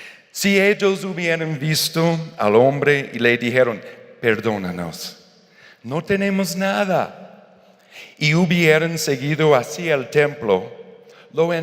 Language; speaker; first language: Spanish; non-native, fluent; English